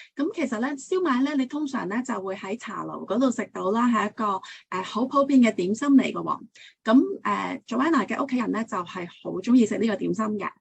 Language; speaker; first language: Cantonese; early bilingual, heritage; Cantonese